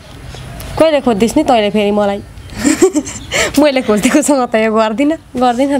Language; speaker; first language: Nepali; native; Nepali